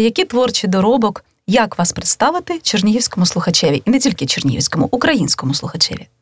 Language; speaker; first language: Ukrainian; native; Ukrainian